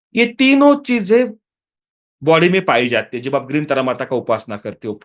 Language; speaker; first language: Hindi; non-native, local second language; Marathi